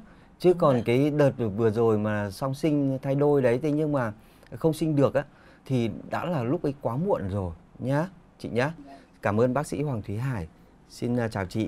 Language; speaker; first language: Vietnamese; native; Vietnamese